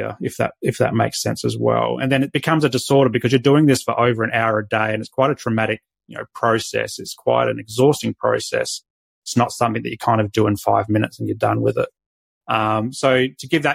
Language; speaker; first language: English; native; English